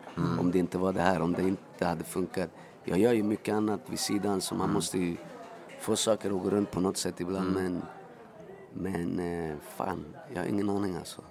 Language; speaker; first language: Swedish; early bilingual, other home language; Spanish